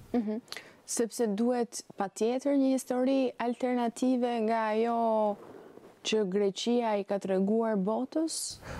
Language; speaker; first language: Albanian; native; Albanian